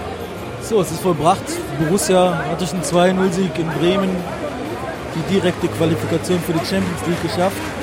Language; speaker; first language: German; native; German